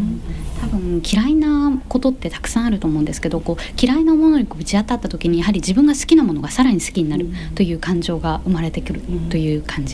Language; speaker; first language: Japanese; native; Japanese